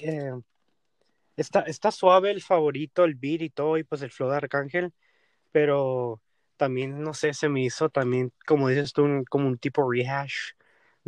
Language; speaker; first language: Spanish; early bilingual, heritage; Spanish